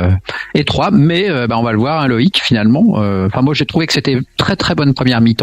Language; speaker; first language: French; native; French